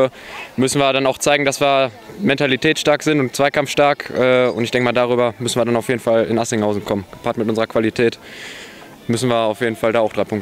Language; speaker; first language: German; native; German